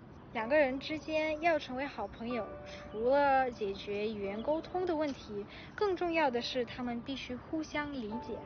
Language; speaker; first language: Chinese; early bilingual, other home language; Russian